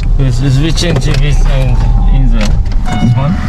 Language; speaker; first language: English; non-native, learner; Malayalam